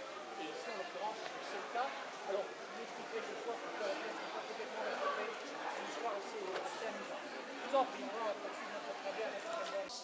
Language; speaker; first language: French; native; French